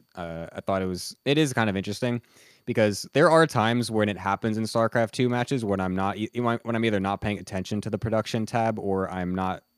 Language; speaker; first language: English; native; English